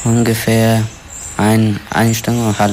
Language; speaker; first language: German; non-native, learner; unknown